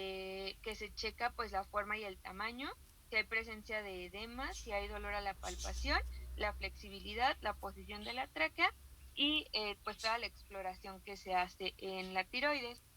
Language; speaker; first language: Spanish; native; Spanish